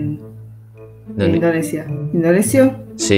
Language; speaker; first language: Spanish; native; Spanish